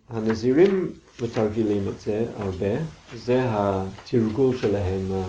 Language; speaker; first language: Hebrew; non-native, fluent; English